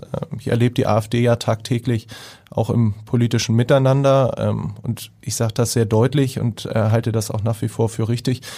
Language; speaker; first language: German; native; German